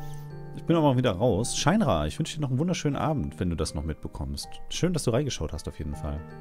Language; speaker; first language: German; native; German